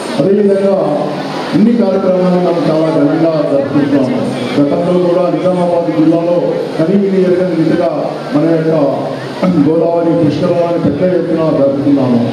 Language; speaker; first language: Telugu; native; Telugu